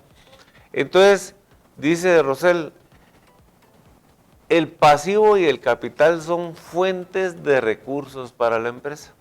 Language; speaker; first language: Spanish; native; Spanish